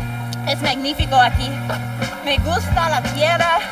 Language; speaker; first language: Spanish; non-native, learner; English